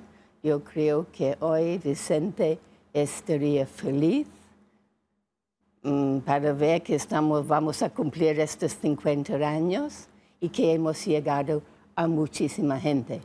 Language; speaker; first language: Spanish; non-native, fluent; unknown